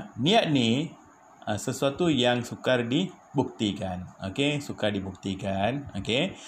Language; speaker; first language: Malay; non-native, local second language; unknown